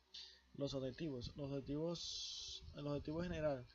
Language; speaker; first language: Spanish; native; Spanish